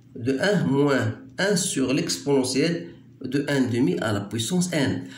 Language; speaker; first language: French; non-native, local second language; Arabic